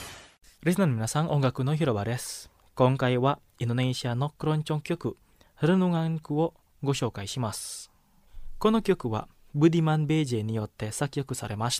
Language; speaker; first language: Japanese; non-native, fluent; Indonesian